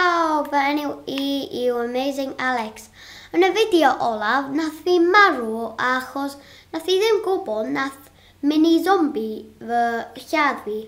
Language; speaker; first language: Welsh; non-native, local second language; English